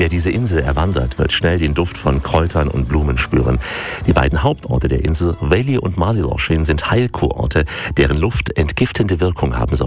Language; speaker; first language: German; native; German